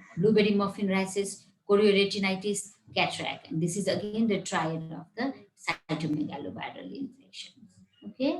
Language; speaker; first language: English; non-native, local second language; Nepali